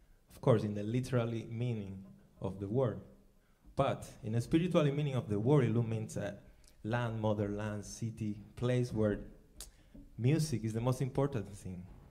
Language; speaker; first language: English; non-native, fluent; Spanish